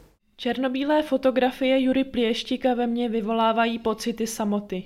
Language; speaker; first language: Czech; native; Czech